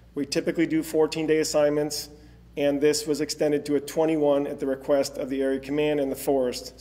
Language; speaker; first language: English; native; English